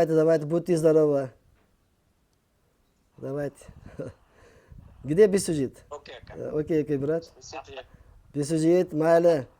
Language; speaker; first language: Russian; non-native, learner; Uzbek